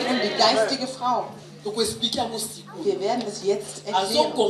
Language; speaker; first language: German; non-native, fluent; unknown